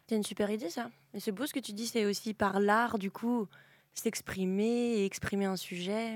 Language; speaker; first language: French; native; French